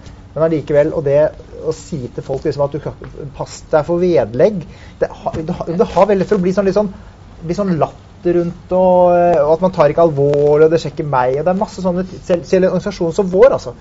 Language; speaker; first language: Norwegian; native; Norwegian